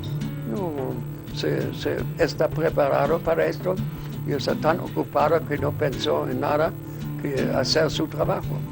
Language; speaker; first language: Spanish; non-native, fluent; German